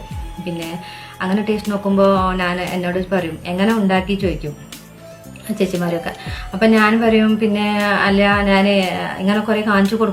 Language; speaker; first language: Malayalam; non-native, local second language; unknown